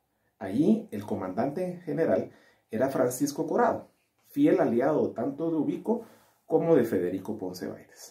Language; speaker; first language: Spanish; native; Spanish